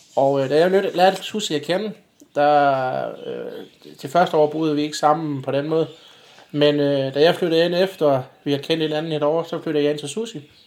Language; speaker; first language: Danish; native; Danish